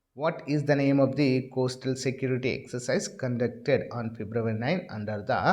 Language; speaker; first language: English; non-native, local second language; Telugu